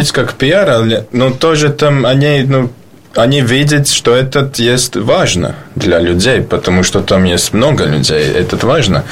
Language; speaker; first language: Russian; non-native, learner; Latvian